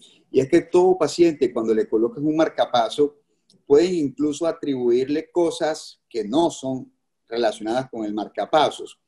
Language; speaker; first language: Spanish; native; Spanish